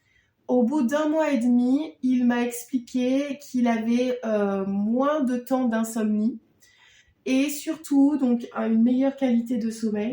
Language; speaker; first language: French; native; French